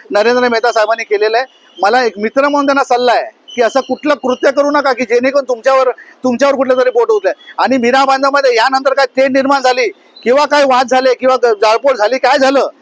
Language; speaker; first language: Marathi; native; Marathi